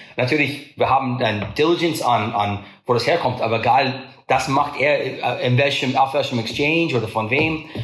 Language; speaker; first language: German; non-native, fluent; English